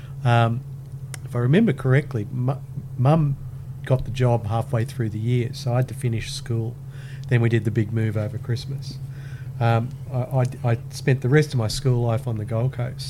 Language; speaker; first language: English; native; English